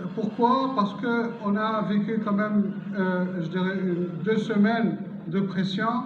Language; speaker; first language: French; non-native, local second language; Arabic